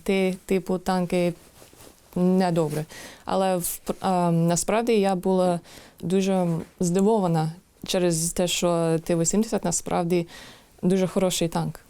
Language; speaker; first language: Ukrainian; non-native, learner; English